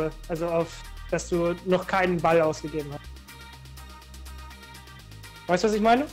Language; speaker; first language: German; native; German